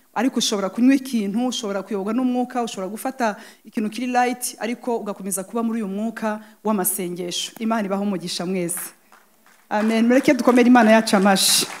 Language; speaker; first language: Kinyarwanda; native; Kinyarwanda